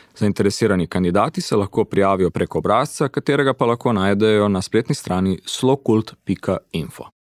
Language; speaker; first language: Slovenian; early bilingual, heritage; Slovenian